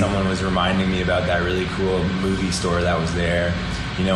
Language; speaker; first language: English; native; English